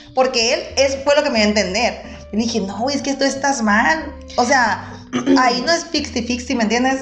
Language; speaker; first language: Spanish; native; Spanish